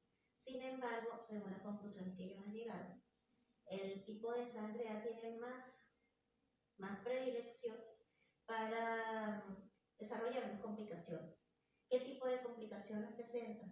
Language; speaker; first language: Spanish; native; Spanish